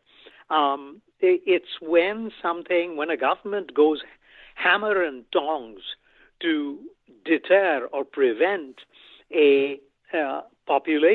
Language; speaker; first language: English; non-native, local second language; Bangla